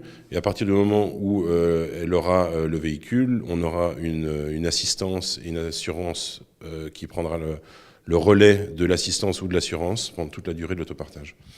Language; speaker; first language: French; native; French